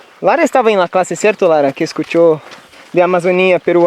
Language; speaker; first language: Spanish; non-native, learner; Portuguese